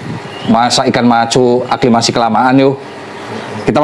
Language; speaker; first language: Indonesian; native; Indonesian